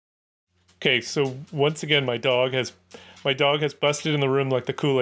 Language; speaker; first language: English; native; English